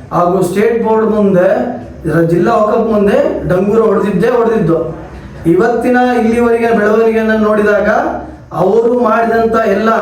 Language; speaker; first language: Kannada; non-native, local second language; Urdu